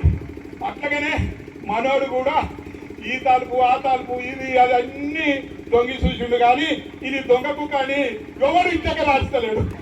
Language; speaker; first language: Telugu; native; Telugu